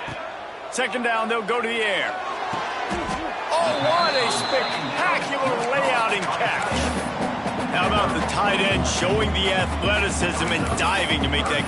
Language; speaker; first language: English; native; English